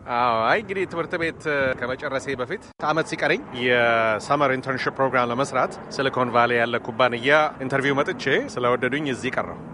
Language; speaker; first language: Amharic; native; Amharic